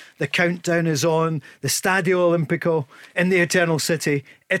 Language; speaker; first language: English; native; English